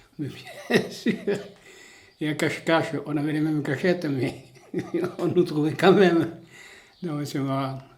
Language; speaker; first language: French; native; French